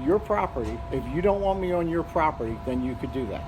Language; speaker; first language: English; native; English